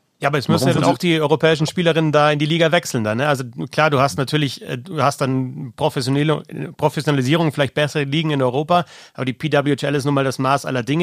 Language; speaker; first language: German; native; German